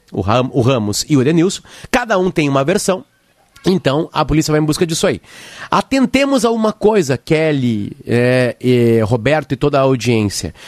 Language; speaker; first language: Portuguese; native; Portuguese